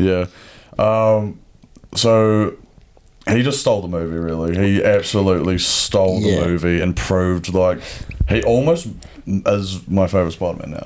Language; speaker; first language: English; native; English